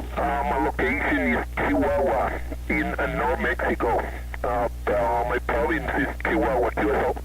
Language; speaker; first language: English; non-native, learner; Spanish